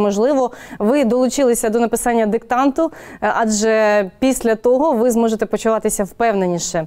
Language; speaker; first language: Ukrainian; native; Ukrainian